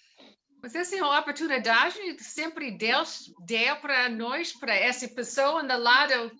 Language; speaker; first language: Portuguese; non-native, learner; English